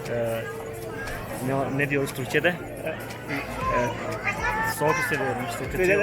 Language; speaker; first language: Turkish; non-native, fluent; Hindi